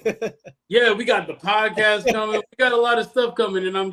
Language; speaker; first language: English; native; English